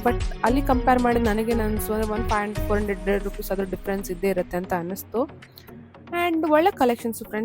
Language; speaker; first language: Kannada; native; Kannada